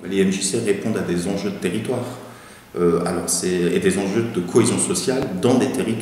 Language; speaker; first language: French; native; French